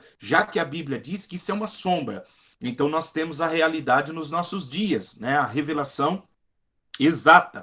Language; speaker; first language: Portuguese; native; Portuguese